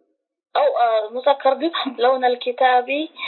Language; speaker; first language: Arabic; non-native, learner; Tigrinya